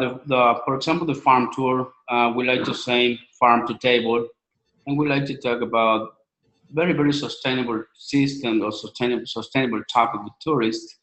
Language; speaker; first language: English; non-native, learner; Spanish